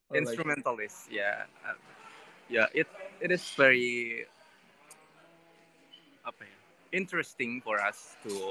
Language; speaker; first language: English; non-native, learner; Indonesian